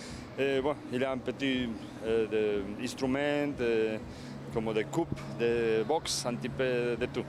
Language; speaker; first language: French; non-native, learner; Spanish